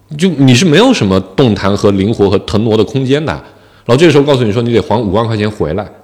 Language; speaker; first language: Chinese; native; Chinese